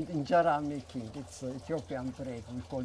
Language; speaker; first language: English; non-native, learner; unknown